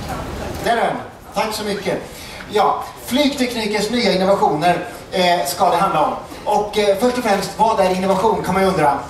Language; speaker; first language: Swedish; native; Swedish